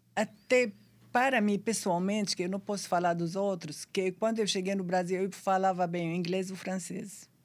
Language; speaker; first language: Portuguese; non-native, fluent; Arabic